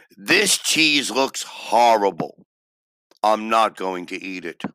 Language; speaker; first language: English; native; English